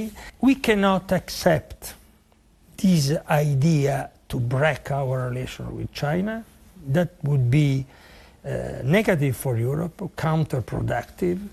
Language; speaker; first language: English; non-native, fluent; Italian